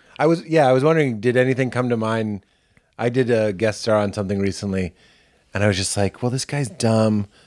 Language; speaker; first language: English; native; English